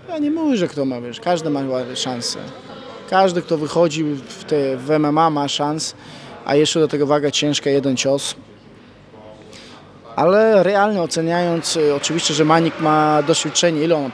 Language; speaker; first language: Polish; non-native, fluent; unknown